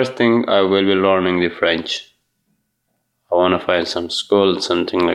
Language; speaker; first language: English; non-native, learner; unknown